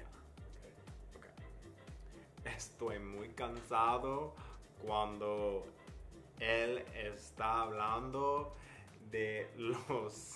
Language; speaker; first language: Spanish; non-native, fluent; English